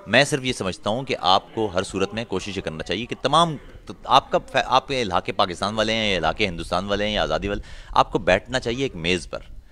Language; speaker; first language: Urdu; non-native, local second language; Punjabi